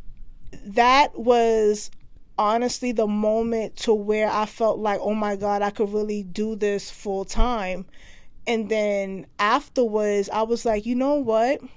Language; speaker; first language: English; native; English